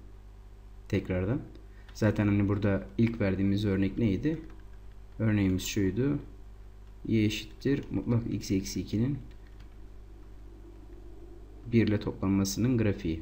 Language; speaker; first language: Turkish; native; Turkish